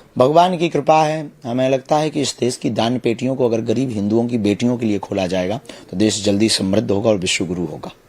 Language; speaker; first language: Hindi; native; Hindi